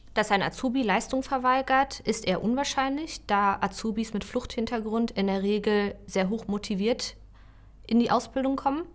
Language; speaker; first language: German; native; German